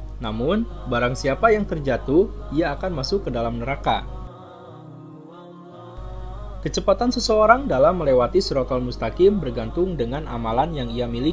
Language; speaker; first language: Indonesian; native; Indonesian